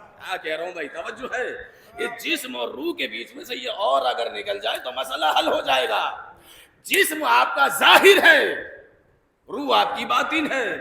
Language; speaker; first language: Urdu; native; Urdu